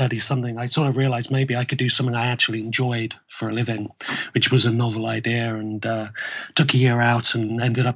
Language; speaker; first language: English; native; English